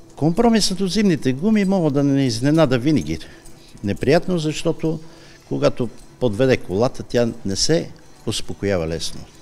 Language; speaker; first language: Bulgarian; native; Bulgarian